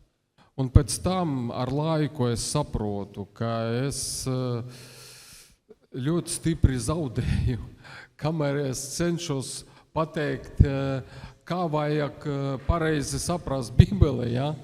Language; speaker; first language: Latvian; non-native, local second language; Russian